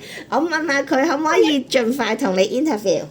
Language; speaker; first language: Cantonese; native; Cantonese